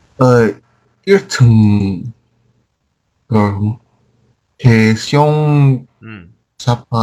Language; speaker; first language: Korean; non-native, learner; Chinese